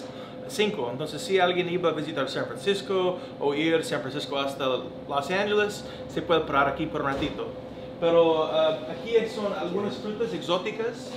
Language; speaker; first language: Spanish; non-native, learner; English